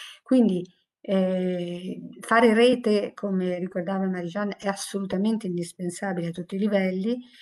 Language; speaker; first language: Italian; native; Italian